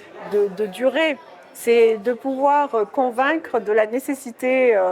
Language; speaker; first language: French; native; French